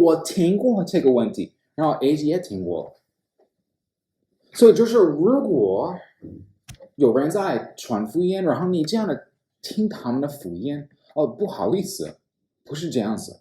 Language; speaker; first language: Chinese; non-native, fluent; English